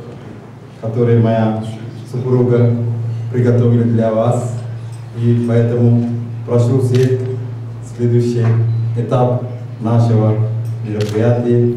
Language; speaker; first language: Russian; non-native, learner; Sinhala